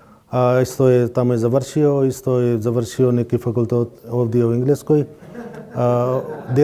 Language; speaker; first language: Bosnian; non-native, learner; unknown